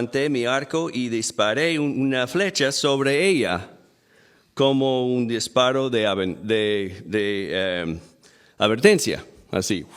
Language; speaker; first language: Spanish; non-native, fluent; English